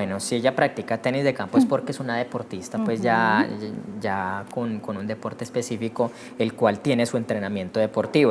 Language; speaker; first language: Spanish; native; Spanish